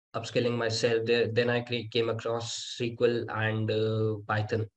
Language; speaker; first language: English; non-native, local second language; Hindi